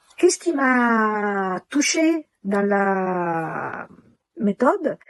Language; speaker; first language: French; non-native, fluent; Italian